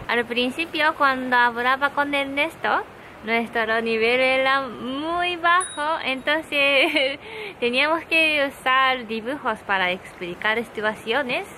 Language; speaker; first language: Spanish; non-native, fluent; Japanese